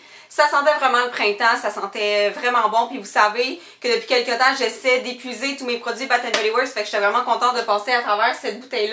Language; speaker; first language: French; native; French